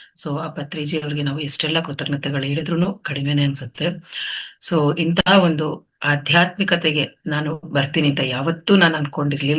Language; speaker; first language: Kannada; non-native, local second language; Telugu